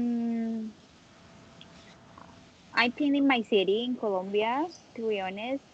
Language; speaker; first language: English; non-native, learner; Spanish